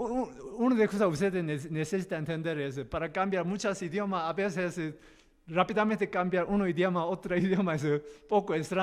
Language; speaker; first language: Spanish; non-native, learner; Korean